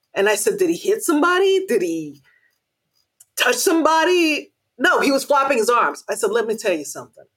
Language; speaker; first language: English; native; English